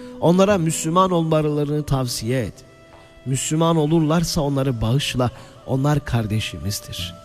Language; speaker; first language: Turkish; native; Turkish